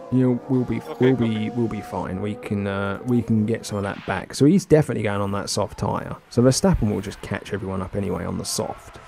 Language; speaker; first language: English; native; English